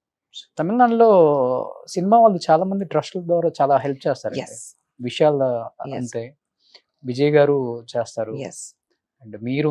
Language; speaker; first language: Telugu; native; Telugu